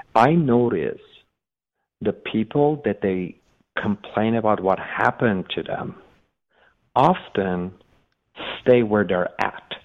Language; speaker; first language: English; non-native, fluent; Persian